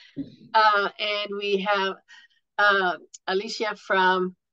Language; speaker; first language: English; native; English